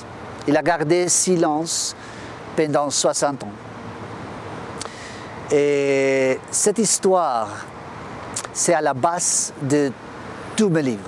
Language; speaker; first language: French; non-native, fluent; Spanish